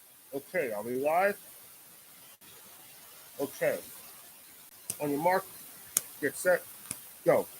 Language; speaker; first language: English; native; English